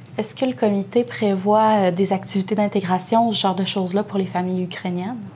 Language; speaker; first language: French; native; French